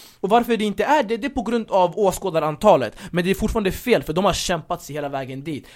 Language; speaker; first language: Swedish; early bilingual, other home language; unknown